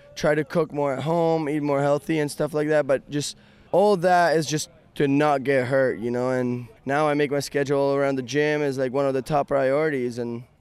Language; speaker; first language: English; non-native, fluent; Japanese